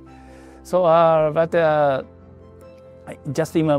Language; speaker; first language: English; non-native, learner; Japanese